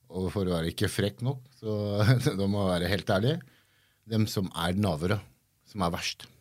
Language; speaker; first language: Norwegian; early bilingual, other home language; Kurdish